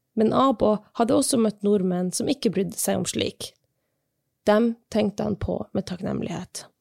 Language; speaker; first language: Norwegian; non-native, local second language; Northern Sami